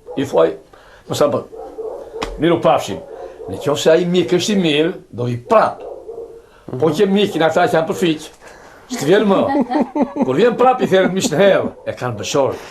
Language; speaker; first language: Albanian; native; Albanian